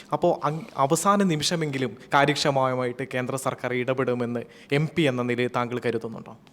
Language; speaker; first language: Malayalam; native; Malayalam